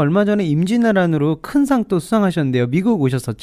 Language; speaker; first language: Korean; native; Korean